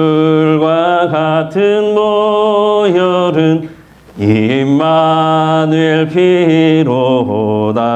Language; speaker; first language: Korean; native; Korean